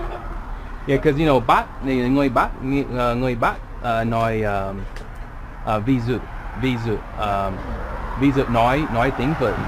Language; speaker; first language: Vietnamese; non-native, learner; English